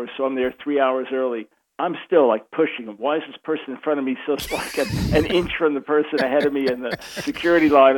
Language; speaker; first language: English; native; English